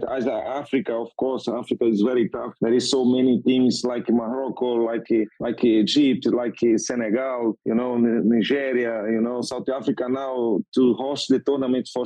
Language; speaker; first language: English; non-native, learner; Portuguese